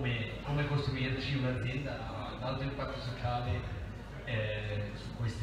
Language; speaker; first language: Italian; native; Italian